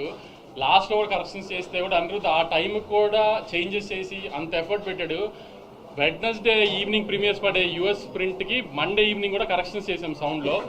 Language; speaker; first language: Telugu; native; Telugu